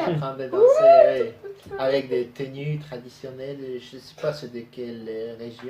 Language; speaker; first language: French; non-native, learner; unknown